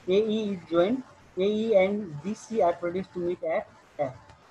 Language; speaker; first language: English; non-native, local second language; Nepali